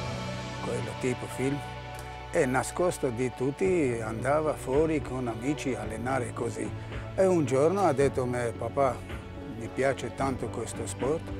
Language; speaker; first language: Italian; non-native, learner; Armenian